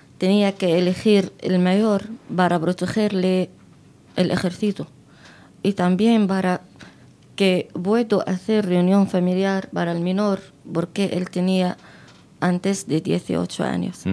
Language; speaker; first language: Spanish; non-native, fluent; Arabic